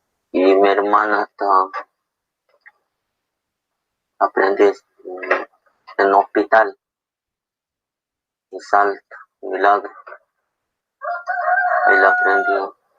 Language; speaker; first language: Spanish; non-native, local second language; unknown